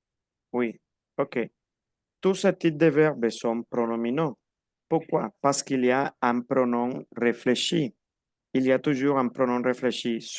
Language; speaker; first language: French; non-native, fluent; Spanish